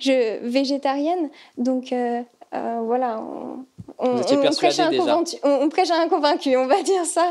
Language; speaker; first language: French; native; French